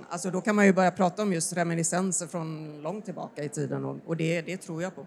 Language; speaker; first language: Swedish; native; Swedish